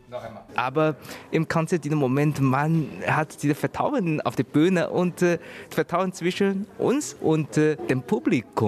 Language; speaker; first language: German; non-native, learner; Chinese